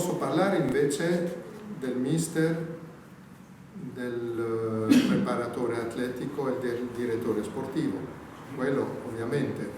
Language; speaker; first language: Italian; native; Italian